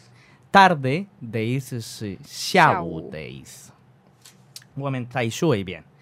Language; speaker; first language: Chinese; non-native, learner; Spanish